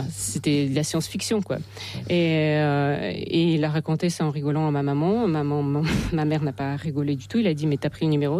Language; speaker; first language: French; non-native, fluent; Russian